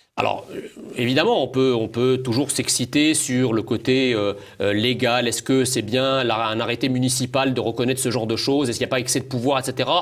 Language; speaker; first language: French; early bilingual, other home language; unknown